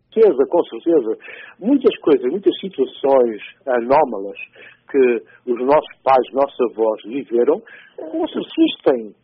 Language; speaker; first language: Portuguese; non-native, local second language; Upper Guinea Crioulo